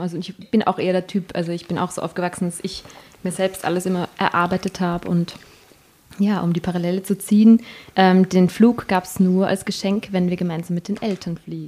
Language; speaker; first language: German; native; German